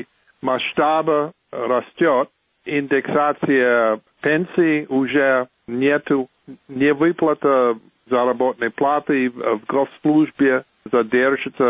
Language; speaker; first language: Russian; non-native, fluent; English